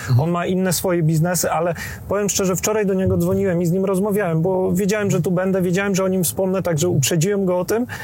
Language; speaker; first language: Polish; native; Polish